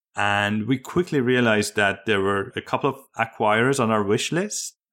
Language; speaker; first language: English; early bilingual, other home language; Persian